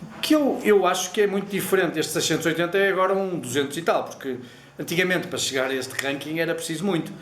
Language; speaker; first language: Portuguese; native; Portuguese